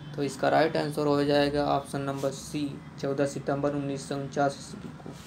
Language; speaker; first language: Hindi; native; Hindi